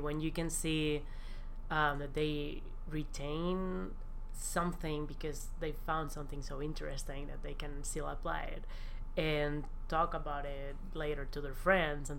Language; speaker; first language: English; non-native, fluent; Spanish